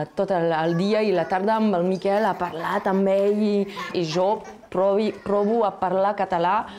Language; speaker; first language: Catalan; non-native, local second language; French